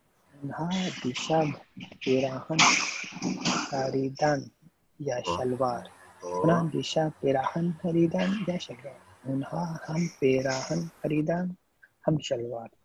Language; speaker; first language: Persian; non-native, learner; Urdu